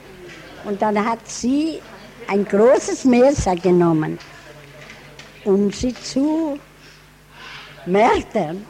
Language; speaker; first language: German; early bilingual, heritage; German